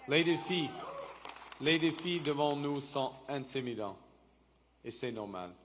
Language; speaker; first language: French; non-native, local second language; English